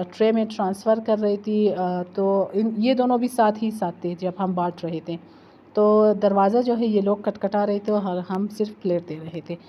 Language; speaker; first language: Urdu; native; Urdu